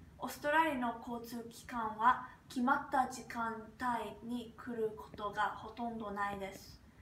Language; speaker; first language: Japanese; non-native, learner; English